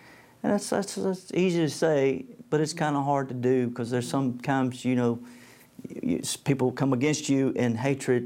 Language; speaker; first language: English; native; English